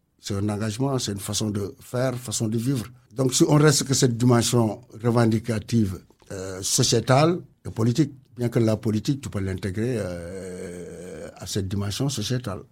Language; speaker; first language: French; non-native, local second language; Wolof